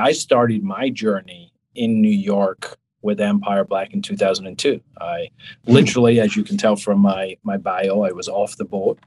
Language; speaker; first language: English; native; English